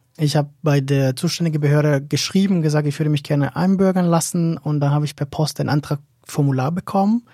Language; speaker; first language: German; non-native, fluent; Spanish